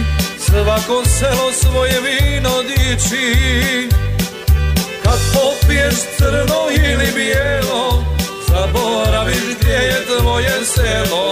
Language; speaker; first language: Serbian; native; Serbian